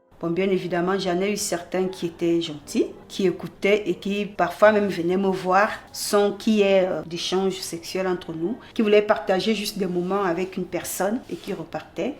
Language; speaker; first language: French; native; French